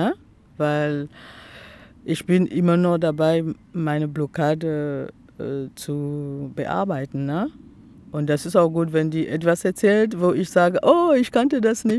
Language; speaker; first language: German; non-native, fluent; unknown